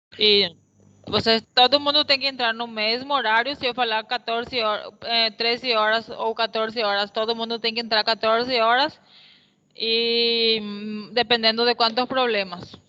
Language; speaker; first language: Portuguese; non-native, fluent; Spanish